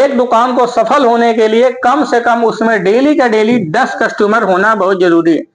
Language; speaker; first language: Hindi; native; Hindi